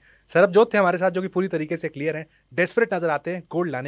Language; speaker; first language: Hindi; native; Hindi